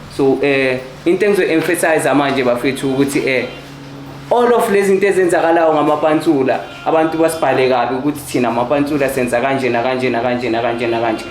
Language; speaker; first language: Zulu; native; Zulu